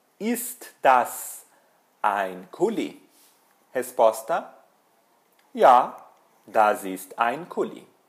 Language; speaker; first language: German; non-native, fluent; Portuguese